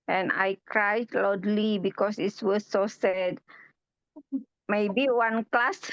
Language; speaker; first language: English; non-native, learner; Indonesian